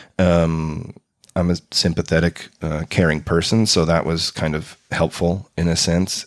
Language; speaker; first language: English; native; English